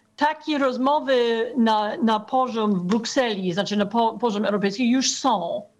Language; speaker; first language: Polish; non-native, fluent; English